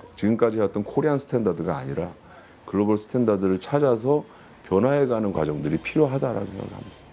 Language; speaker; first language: Korean; native; Korean